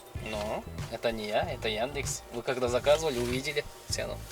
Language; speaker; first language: Russian; non-native, local second language; Kyrgyz